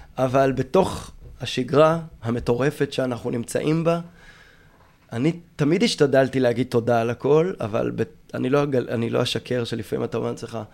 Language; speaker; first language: Hebrew; native; Hebrew